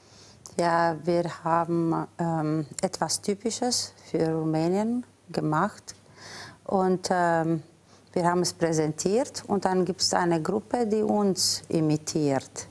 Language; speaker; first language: German; non-native, fluent; Romanian